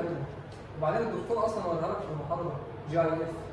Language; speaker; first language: Arabic; native; Arabic